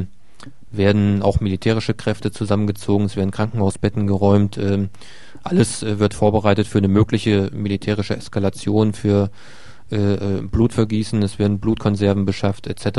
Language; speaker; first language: German; native; German